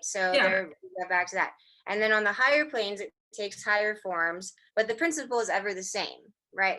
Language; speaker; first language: English; native; English